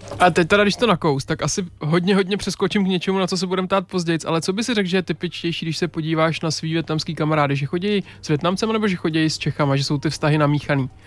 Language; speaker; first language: Czech; native; Czech